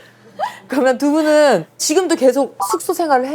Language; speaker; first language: Korean; native; Korean